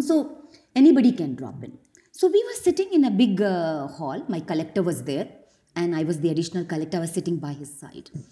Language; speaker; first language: English; non-native, local second language; Hindi